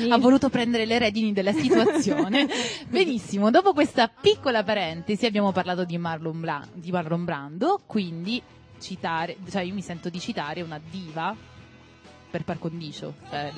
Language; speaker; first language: Italian; native; Italian